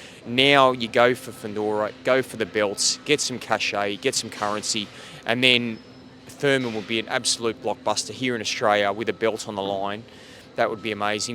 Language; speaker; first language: English; native; English